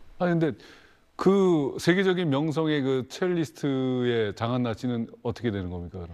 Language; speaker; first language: Korean; native; Korean